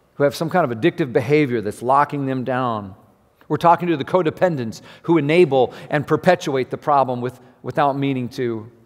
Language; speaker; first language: English; native; English